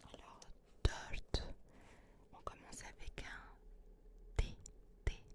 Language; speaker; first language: French; early bilingual, other home language; Turkish